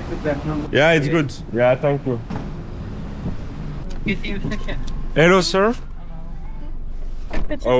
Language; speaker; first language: English; non-native, learner; French